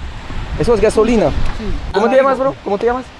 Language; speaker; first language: Spanish; non-native, learner; French